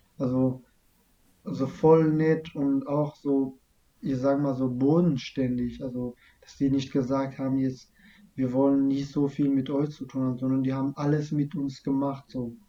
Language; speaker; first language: German; non-native, fluent; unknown